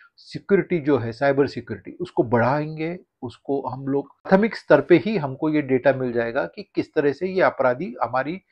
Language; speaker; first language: Hindi; non-native, local second language; Marathi